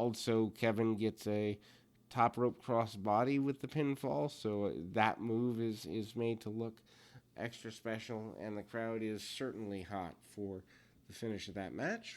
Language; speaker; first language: English; native; English